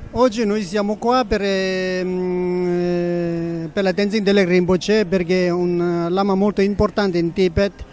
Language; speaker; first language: Italian; non-native, learner; Tibetan